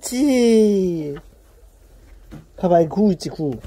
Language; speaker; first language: Korean; native; Korean